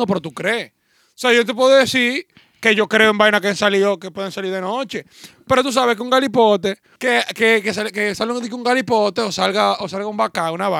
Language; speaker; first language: Spanish; native; Spanish